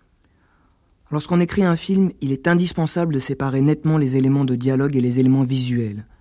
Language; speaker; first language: French; native; French